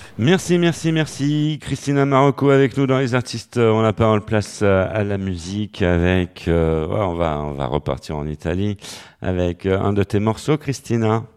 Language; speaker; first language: French; native; French